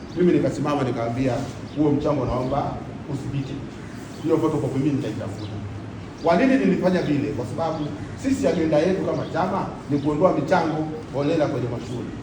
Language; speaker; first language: Swahili; native; Swahili